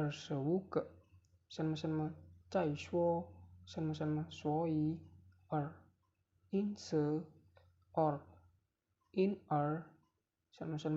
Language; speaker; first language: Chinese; non-native, learner; Indonesian